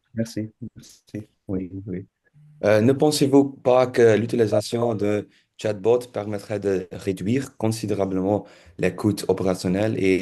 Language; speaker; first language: French; non-native, learner; Dutch